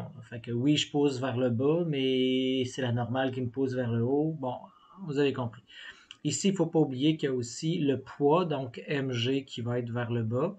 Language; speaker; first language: French; native; French